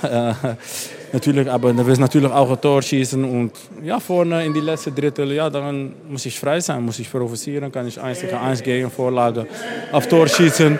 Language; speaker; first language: German; non-native, fluent; Dutch